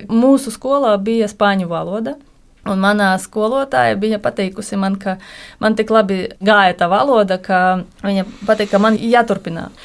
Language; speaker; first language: Latvian; non-native, local second language; Russian